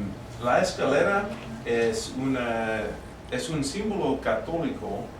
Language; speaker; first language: Spanish; non-native, fluent; English